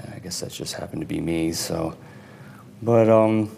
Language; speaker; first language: English; native; English